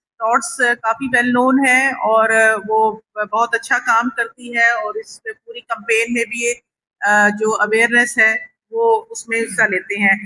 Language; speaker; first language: Urdu; native; Urdu